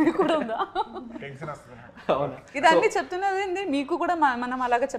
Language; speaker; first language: Telugu; non-native, learner; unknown